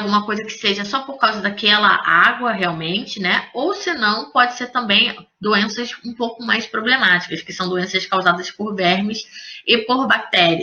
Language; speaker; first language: Portuguese; native; Portuguese